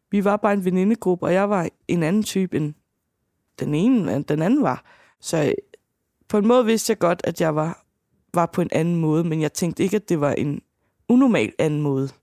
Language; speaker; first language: Danish; native; Danish